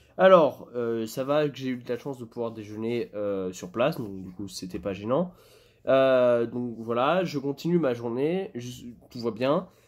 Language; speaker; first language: French; native; French